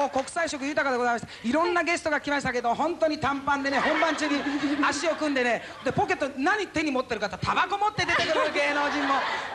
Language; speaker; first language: Japanese; native; Japanese